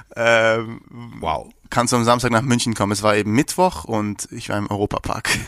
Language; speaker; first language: German; early bilingual, other home language; Persian